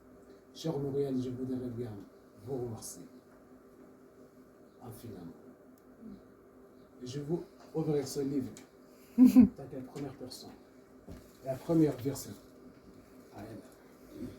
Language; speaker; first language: French; non-native, learner; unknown